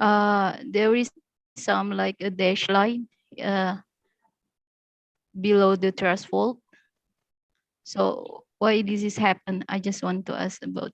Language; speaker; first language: English; non-native, learner; Indonesian